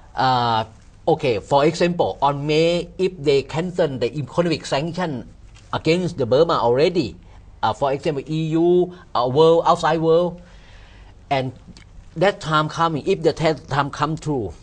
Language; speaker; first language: English; non-native, learner; Thai